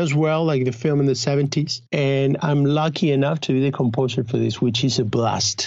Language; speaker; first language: English; non-native, fluent; Spanish